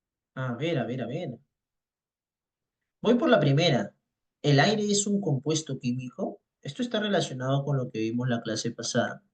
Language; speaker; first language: Spanish; native; Spanish